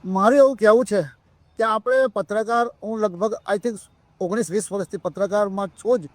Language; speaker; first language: Gujarati; native; Gujarati